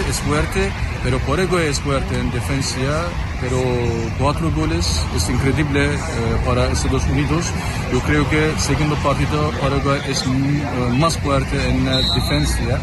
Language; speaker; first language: Spanish; non-native, learner; Turkish